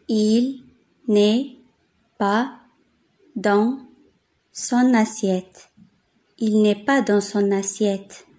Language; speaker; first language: French; non-native, fluent; Arabic